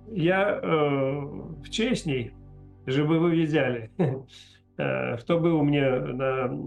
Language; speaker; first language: Polish; non-native, learner; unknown